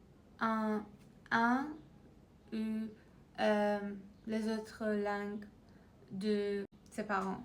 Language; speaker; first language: French; non-native, learner; Persian